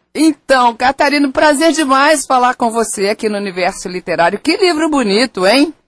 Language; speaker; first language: Portuguese; native; Portuguese